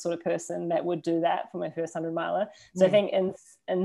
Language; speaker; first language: English; native; English